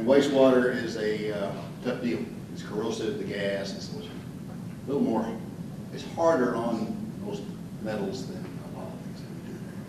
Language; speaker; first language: English; native; English